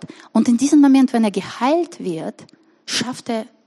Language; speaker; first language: German; non-native, fluent; Russian